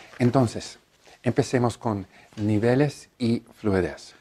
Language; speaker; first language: Spanish; non-native, learner; English